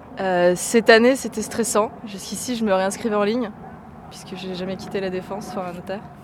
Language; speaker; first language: French; native; French